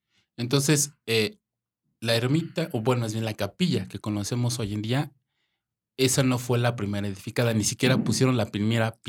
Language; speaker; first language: Spanish; native; Spanish